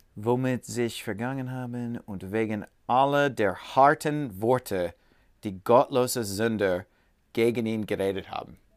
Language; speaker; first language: German; non-native, learner; English